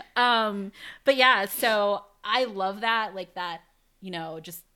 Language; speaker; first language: English; native; English